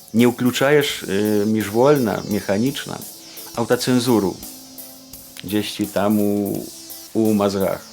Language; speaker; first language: Belarusian; native; Belarusian